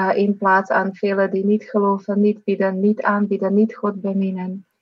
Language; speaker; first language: Dutch; non-native, fluent; Slovak